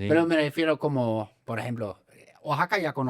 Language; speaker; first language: Spanish; non-native, fluent; German